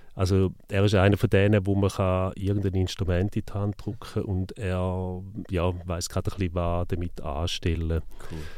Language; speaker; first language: German; native; German